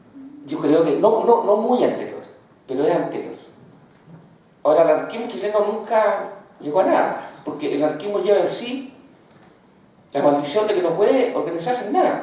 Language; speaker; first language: Spanish; native; Spanish